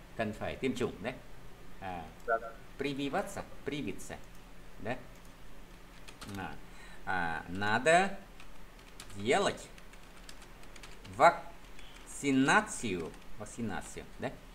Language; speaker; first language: Russian; non-native, fluent; Vietnamese